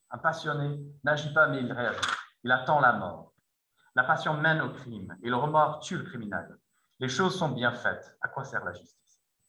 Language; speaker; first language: French; non-native, fluent; English